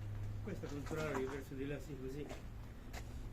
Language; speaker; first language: Italian; non-native, learner; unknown